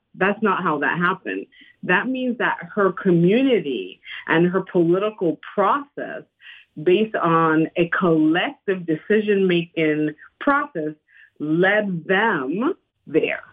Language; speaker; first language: English; non-native, fluent; Spanish